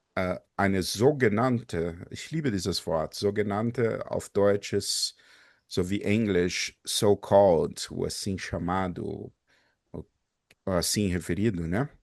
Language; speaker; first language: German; non-native, fluent; Portuguese